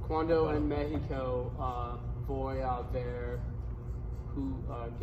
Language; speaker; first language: Spanish; non-native, learner; English